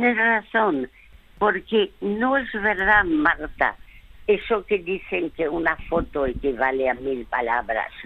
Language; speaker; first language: Spanish; early bilingual, other home language; French